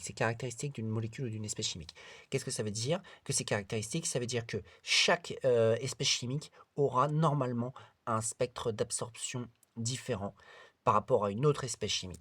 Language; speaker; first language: French; native; French